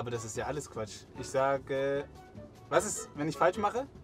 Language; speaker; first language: German; native; German